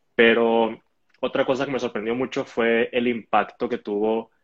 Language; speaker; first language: Spanish; native; Spanish